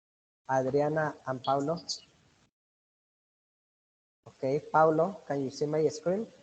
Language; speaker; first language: English; non-native, learner; Spanish